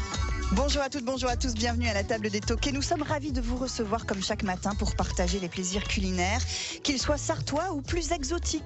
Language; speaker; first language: French; native; French